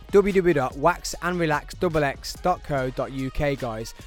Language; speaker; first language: English; native; English